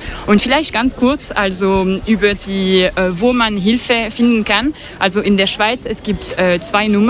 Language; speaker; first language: German; non-native, local second language; French